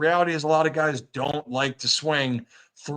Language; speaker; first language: English; native; English